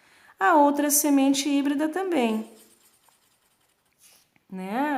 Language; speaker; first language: Portuguese; native; Portuguese